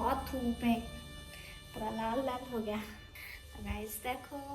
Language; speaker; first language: Hindi; non-native, local second language; Bangla